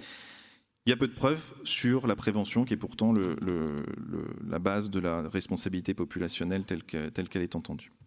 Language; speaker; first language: French; native; French